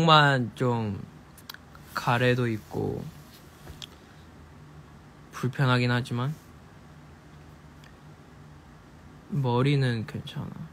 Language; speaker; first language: Korean; non-native, fluent; Chinese